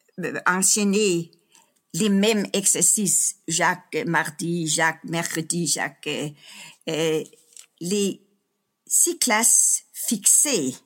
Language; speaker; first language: French; non-native, fluent; Danish